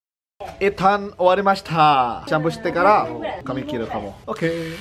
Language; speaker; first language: Japanese; non-native, fluent; Indonesian